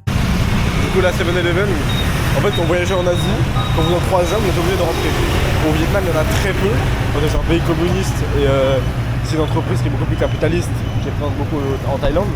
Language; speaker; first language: French; native; French